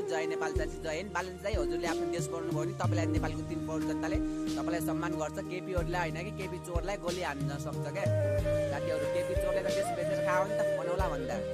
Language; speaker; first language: Nepali; native; Nepali